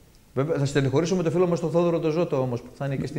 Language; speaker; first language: Greek; native; Greek